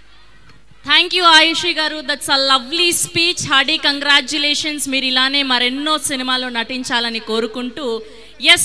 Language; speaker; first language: Telugu; native; Telugu